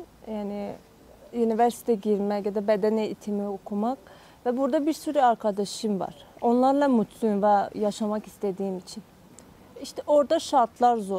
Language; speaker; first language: Turkish; non-native, fluent; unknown